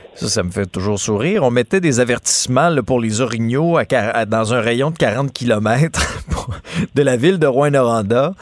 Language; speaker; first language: French; native; French